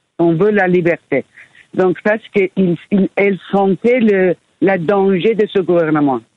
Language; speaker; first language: French; non-native, fluent; Persian